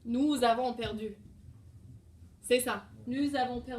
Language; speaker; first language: French; non-native, fluent; English